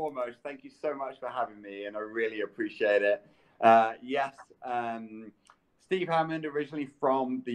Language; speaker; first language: English; native; English